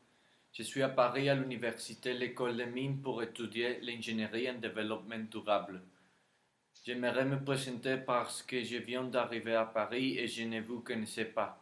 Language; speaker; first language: French; non-native, learner; Spanish